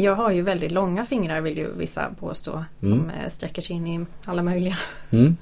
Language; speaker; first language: Swedish; native; Swedish